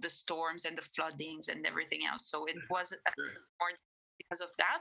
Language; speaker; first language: English; non-native, fluent; Italian